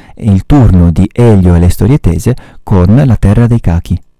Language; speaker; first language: Italian; native; Italian